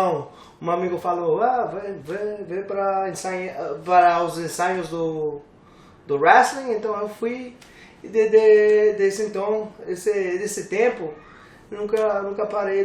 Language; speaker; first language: Portuguese; non-native, learner; English